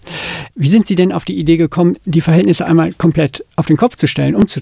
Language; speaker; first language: German; native; German